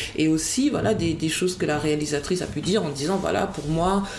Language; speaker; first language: French; native; French